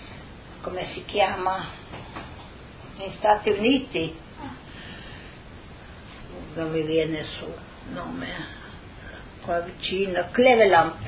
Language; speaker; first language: Italian; non-native, local second language; Slovenian